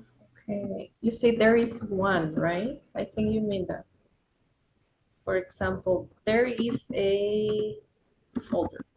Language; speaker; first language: English; non-native, fluent; Spanish